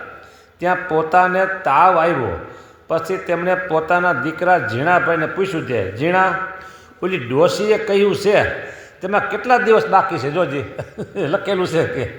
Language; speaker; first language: Gujarati; native; Gujarati